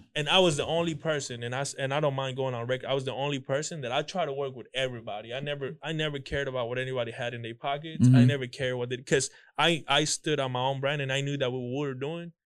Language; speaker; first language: English; early bilingual, other home language; Spanish